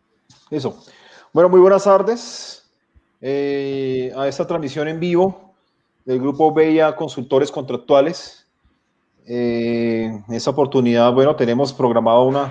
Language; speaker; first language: Spanish; native; Spanish